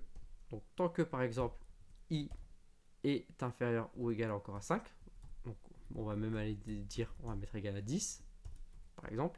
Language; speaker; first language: French; native; French